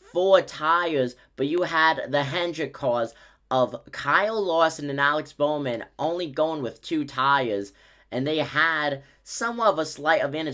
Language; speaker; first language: English; native; English